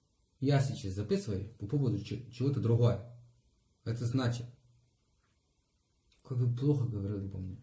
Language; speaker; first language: Russian; non-native, learner; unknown